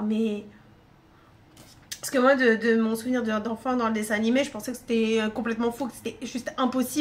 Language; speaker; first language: French; native; French